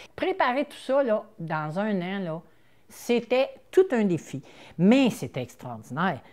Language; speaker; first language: French; native; French